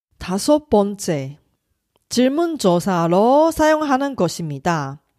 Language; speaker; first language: Korean; non-native, fluent; Chinese